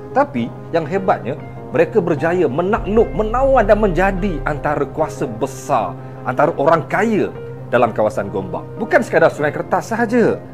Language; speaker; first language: Malay; native; Malay